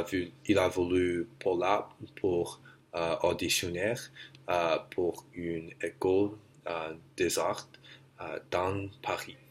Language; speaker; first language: French; non-native, learner; English